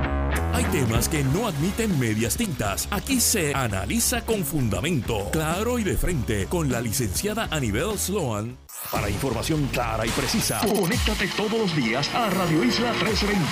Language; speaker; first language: Spanish; native; Spanish